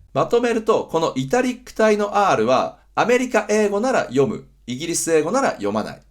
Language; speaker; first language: Japanese; native; Japanese